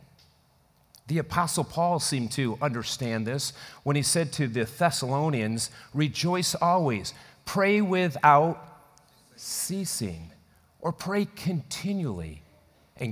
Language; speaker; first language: English; native; English